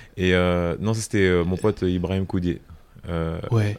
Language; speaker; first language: French; native; French